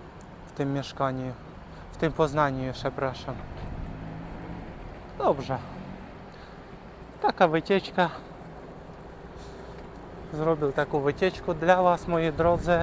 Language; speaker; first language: Polish; non-native, learner; Ukrainian